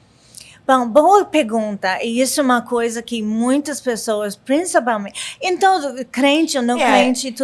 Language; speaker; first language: Portuguese; non-native, learner; English